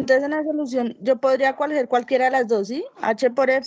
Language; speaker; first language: Spanish; native; Spanish